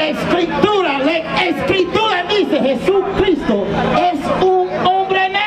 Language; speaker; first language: Spanish; non-native, learner; English